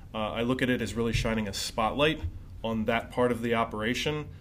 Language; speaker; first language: English; native; English